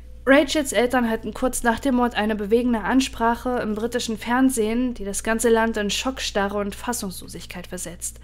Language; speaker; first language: German; native; German